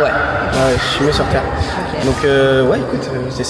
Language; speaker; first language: French; native; French